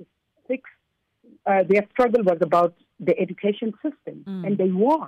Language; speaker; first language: English; non-native, local second language; Tsonga